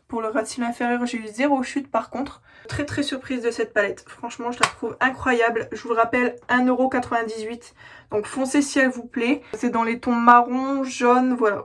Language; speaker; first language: French; native; French